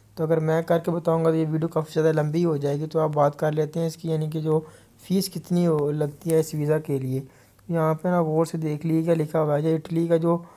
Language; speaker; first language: Urdu; non-native, local second language; Punjabi